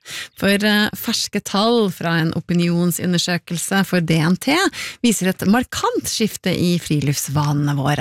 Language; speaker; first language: Norwegian; native; Norwegian